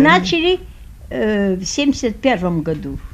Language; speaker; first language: Russian; early bilingual, heritage; Russian